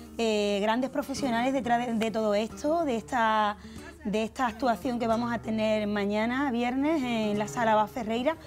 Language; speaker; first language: Spanish; native; Spanish